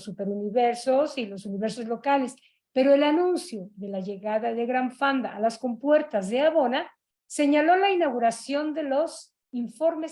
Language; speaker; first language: Spanish; native; Spanish